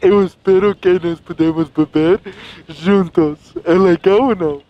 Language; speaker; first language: Portuguese; non-native, learner; Dutch